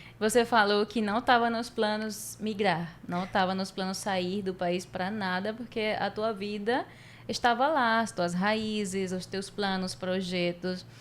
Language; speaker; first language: Portuguese; non-native, fluent; Spanish